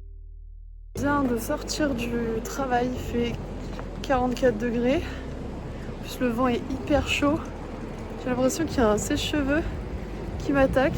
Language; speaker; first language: French; native; French